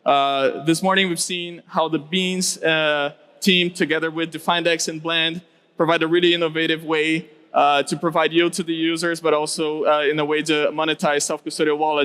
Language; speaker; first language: English; non-native, local second language; Portuguese